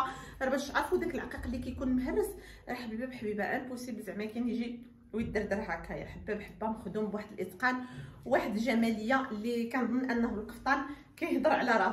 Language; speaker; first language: Arabic; native; Arabic